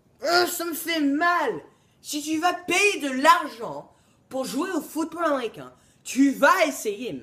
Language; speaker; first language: French; non-native, learner; English